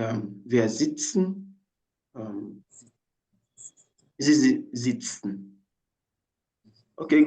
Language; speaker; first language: German; non-native, fluent; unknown